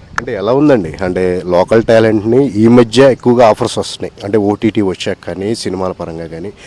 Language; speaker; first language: Telugu; native; Telugu